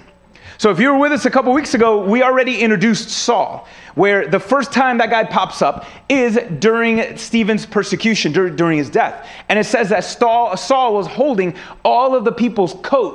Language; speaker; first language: English; native; English